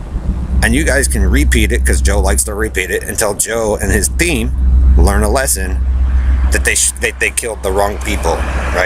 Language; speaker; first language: English; native; English